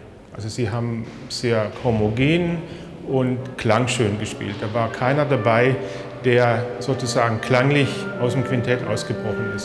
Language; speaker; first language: German; native; German